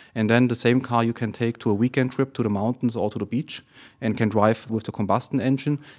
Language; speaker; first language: English; non-native, fluent; German